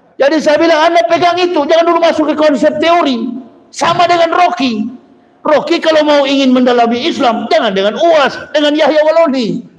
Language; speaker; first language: Indonesian; native; Indonesian